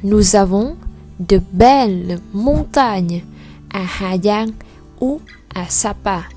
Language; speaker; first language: French; non-native, learner; Vietnamese